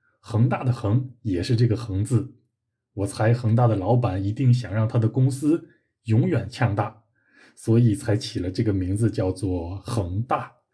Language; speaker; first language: Chinese; native; Chinese